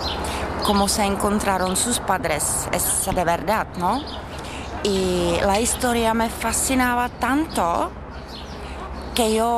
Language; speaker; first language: Spanish; non-native, fluent; Czech